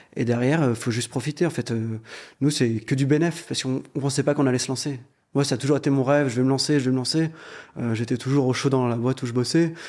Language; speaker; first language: French; native; French